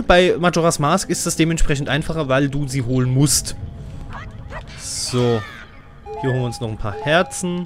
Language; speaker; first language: German; native; German